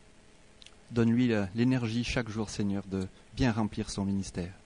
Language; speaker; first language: French; native; French